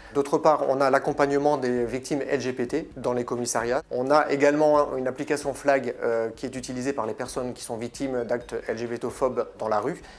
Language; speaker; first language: French; native; French